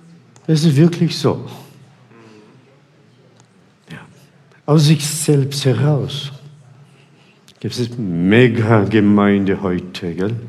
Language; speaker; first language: German; non-native, fluent; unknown